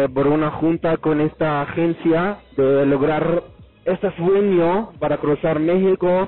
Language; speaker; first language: Spanish; non-native, fluent; Arabic